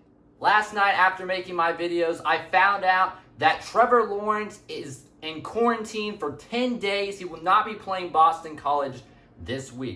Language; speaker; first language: English; native; English